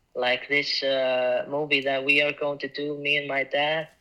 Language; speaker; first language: English; non-native, fluent; Icelandic